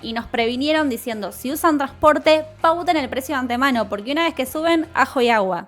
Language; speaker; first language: Spanish; native; Spanish